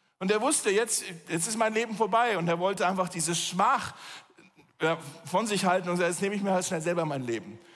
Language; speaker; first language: German; native; German